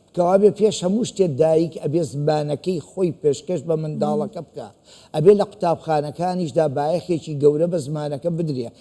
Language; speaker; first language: Central Kurdish; native; Central Kurdish